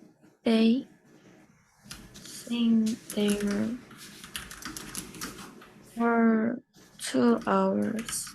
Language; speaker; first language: English; non-native, learner; Korean